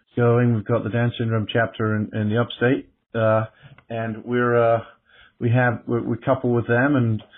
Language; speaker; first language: English; native; English